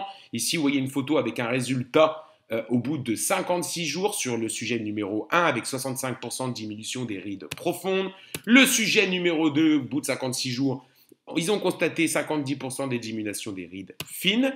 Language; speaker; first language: French; native; French